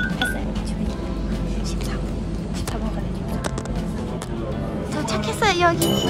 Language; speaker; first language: Korean; non-native, fluent; Thai